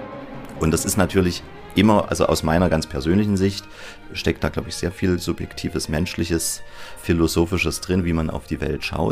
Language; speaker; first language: German; native; German